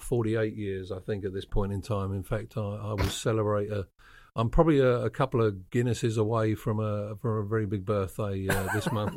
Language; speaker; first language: English; native; English